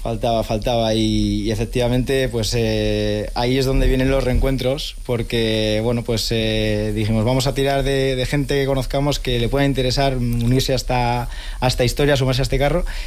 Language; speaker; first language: Spanish; native; Spanish